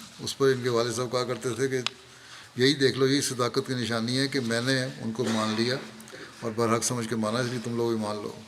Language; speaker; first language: Urdu; native; Urdu